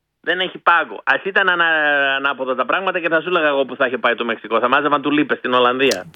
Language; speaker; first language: Greek; early bilingual, heritage; Greek